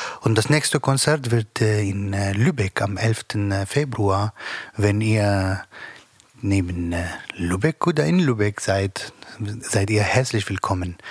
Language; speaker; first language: German; non-native, learner; Arabic